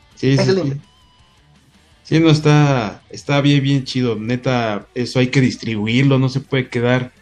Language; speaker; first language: Spanish; native; Spanish